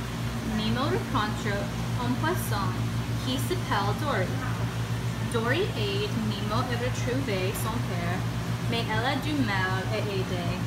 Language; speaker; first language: French; non-native, learner; English